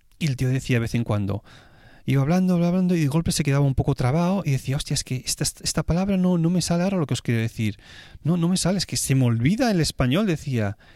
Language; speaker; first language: Spanish; native; Spanish